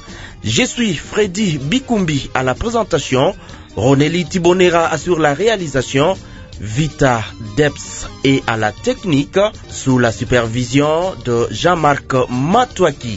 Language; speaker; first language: French; non-native, local second language; Lingala